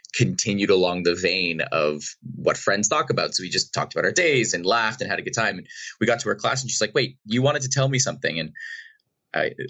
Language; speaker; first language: English; native; English